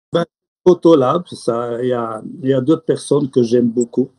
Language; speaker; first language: French; non-native, local second language; Arabic